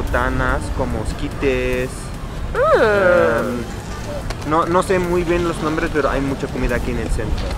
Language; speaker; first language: Spanish; non-native, learner; Arabic